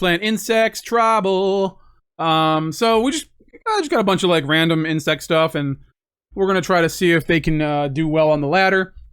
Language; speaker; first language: English; native; English